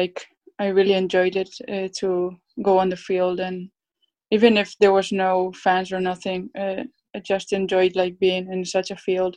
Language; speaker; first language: English; non-native, fluent; Spanish